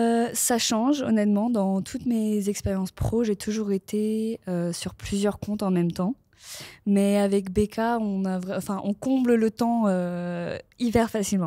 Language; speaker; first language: French; native; French